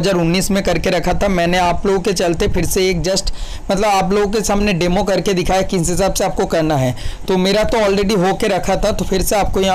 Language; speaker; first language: Hindi; non-native, local second language; Bangla